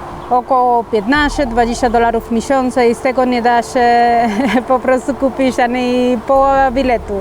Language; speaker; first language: Polish; non-native, fluent; Spanish